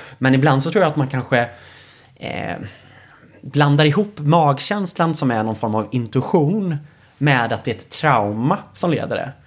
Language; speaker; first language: Swedish; native; Swedish